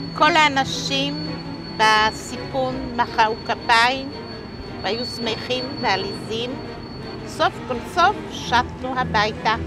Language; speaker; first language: Hebrew; non-native, fluent; Polish